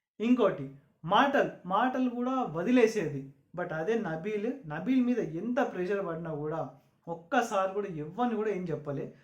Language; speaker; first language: Telugu; non-native, local second language; Urdu